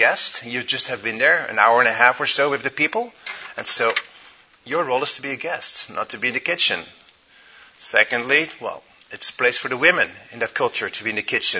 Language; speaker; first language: English; non-native, fluent; Dutch